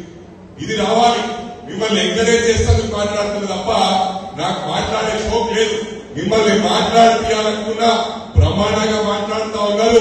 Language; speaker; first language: Telugu; native; Telugu